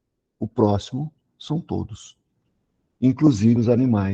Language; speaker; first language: Portuguese; native; Portuguese